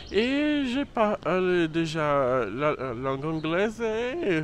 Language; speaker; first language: French; non-native, learner; Portuguese